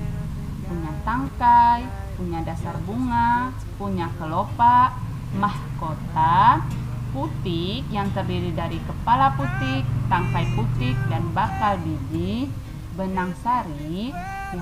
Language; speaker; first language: Indonesian; native; Indonesian